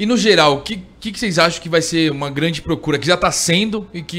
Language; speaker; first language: Portuguese; native; Portuguese